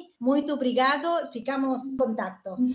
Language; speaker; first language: Portuguese; non-native, learner; Spanish